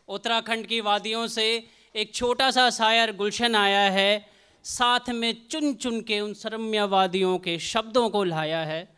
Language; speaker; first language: Hindi; native; Hindi